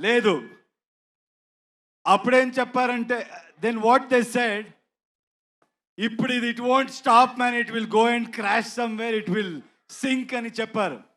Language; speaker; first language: Telugu; non-native, learner; Kannada